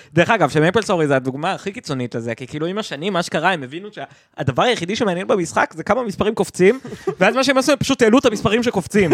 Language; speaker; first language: Hebrew; native; Hebrew